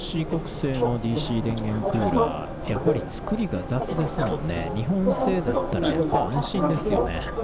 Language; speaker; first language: Japanese; native; Japanese